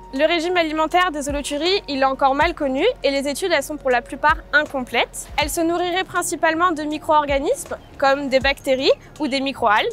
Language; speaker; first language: French; native; French